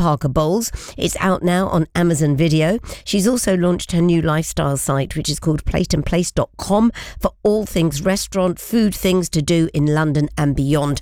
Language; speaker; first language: English; native; English